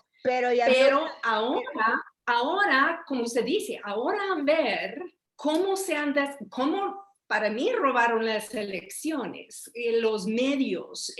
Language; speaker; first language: Spanish; early bilingual, heritage; Spanish